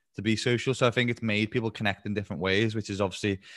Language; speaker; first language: English; native; English